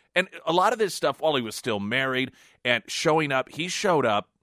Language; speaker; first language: English; native; English